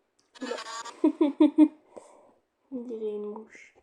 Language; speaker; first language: French; native; French